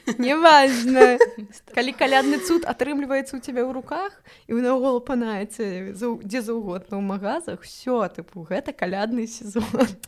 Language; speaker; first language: Belarusian; non-native, local second language; Russian